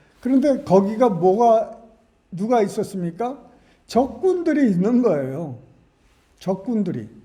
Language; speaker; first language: Korean; native; Korean